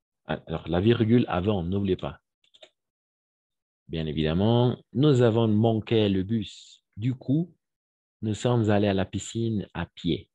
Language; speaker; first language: French; non-native, fluent; Spanish